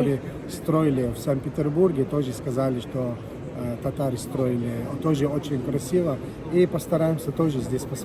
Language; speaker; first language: Russian; non-native, fluent; Arabic